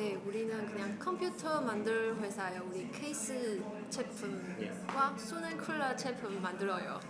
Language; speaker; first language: Korean; non-native, learner; Chinese